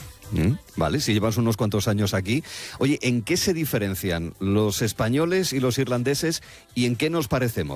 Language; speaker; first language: Spanish; native; Spanish